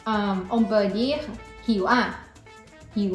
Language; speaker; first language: French; non-native, learner; Thai